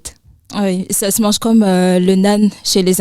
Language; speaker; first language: French; native; French